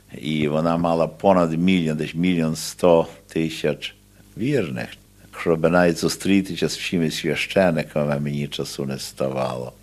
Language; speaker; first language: Ukrainian; early bilingual, heritage; Ukrainian